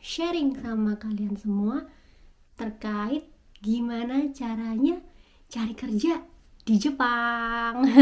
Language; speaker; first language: Indonesian; native; Indonesian